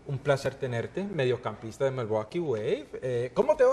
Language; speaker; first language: Spanish; native; Spanish